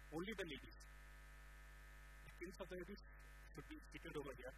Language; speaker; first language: English; non-native, local second language; Marathi